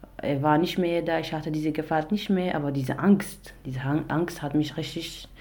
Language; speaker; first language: German; non-native, learner; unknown